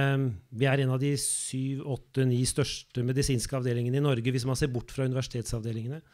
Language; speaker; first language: Norwegian; native; Norwegian